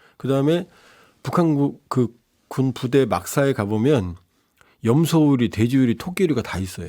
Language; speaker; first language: Korean; native; Korean